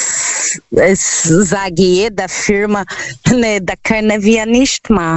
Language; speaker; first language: German; non-native, learner; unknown